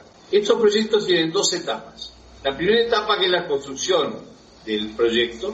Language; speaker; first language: Spanish; native; Spanish